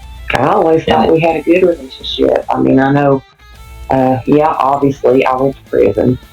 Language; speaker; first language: English; native; English